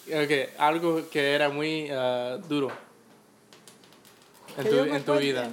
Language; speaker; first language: Spanish; early bilingual, heritage; Spanish